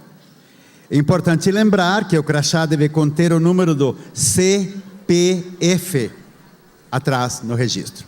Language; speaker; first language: Portuguese; non-native, fluent; Spanish